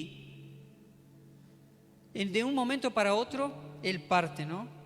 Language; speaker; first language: Spanish; native; Spanish